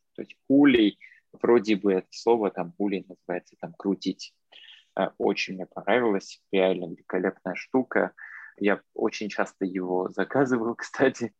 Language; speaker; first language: Russian; non-native, local second language; Armenian